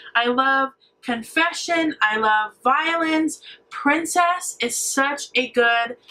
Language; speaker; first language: English; native; English